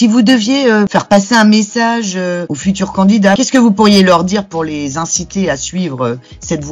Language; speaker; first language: French; native; French